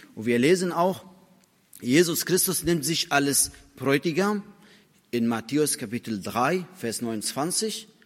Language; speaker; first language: German; non-native, fluent; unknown